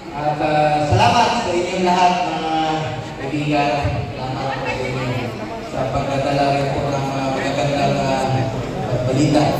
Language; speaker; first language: Filipino; non-native, local second language; Cebuano